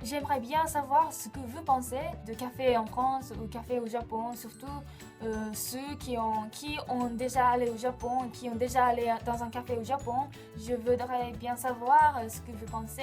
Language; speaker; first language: French; non-native, fluent; Japanese